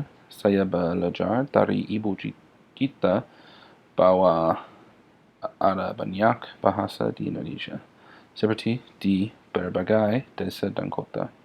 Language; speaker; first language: Indonesian; non-native, learner; English